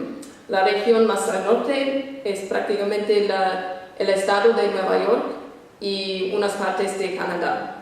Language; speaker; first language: Spanish; non-native, fluent; English